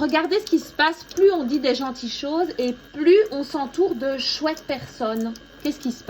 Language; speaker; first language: French; native; French